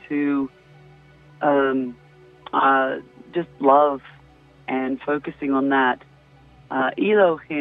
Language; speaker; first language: English; native; English